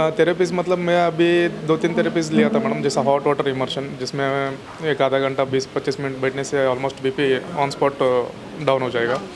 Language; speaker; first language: Hindi; non-native, local second language; Kannada